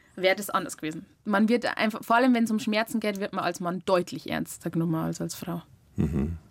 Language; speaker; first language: German; native; German